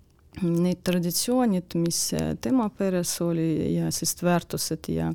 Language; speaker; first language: Estonian; non-native, local second language; Russian